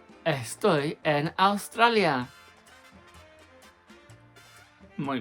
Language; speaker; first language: Spanish; non-native, fluent; English